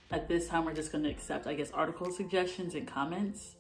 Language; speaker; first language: English; native; English